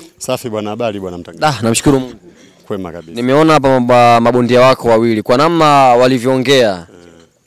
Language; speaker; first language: Swahili; native; Swahili